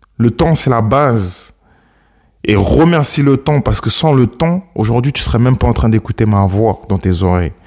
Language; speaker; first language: French; early bilingual, other home language; Akan